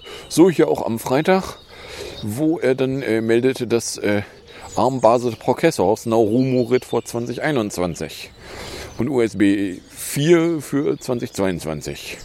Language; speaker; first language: German; native; German